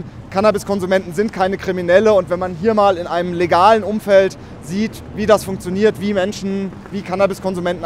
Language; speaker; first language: German; native; German